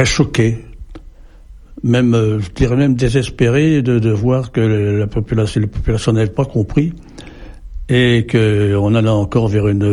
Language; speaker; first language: French; native; French